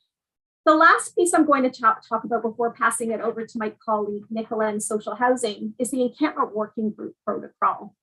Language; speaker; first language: English; native; English